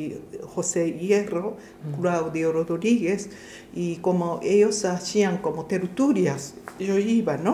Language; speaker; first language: Spanish; non-native, fluent; Japanese